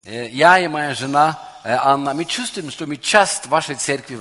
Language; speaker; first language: Russian; non-native, learner; Norwegian